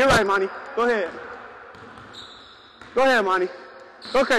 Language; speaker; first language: English; native; English